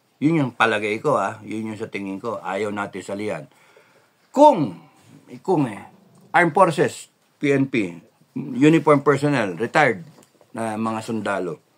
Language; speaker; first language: Filipino; native; Filipino